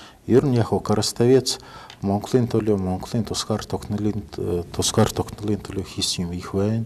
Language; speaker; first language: Mongolian; non-native, fluent; Russian